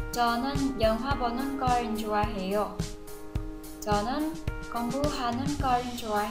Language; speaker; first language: Korean; non-native, fluent; Vietnamese